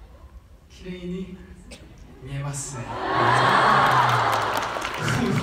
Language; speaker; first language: Japanese; non-native, learner; Korean